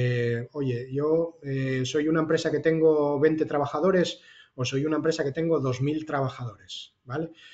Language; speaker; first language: Spanish; native; Spanish